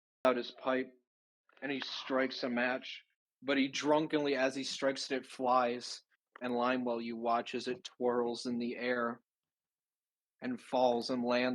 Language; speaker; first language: English; native; English